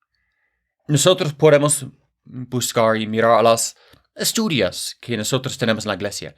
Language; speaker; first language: Spanish; non-native, fluent; English